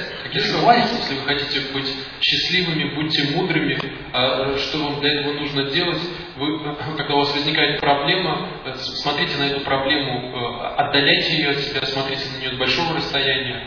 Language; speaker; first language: Russian; native; Russian